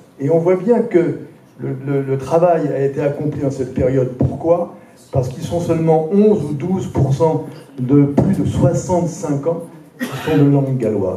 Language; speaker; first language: French; native; French